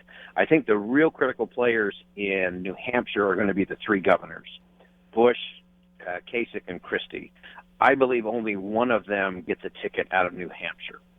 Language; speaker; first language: English; native; English